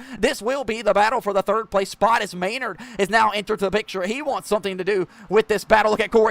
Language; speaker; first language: English; native; English